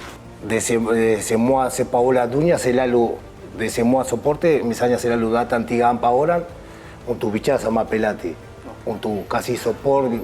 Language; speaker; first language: Indonesian; non-native, fluent; Spanish